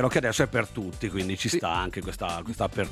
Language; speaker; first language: Italian; native; Italian